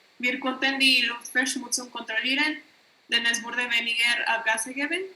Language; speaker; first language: German; non-native, learner; Spanish